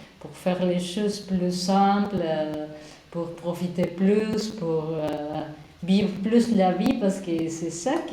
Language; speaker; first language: French; non-native, learner; Spanish